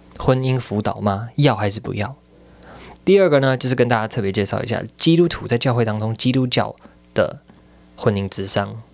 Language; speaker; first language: Chinese; native; Chinese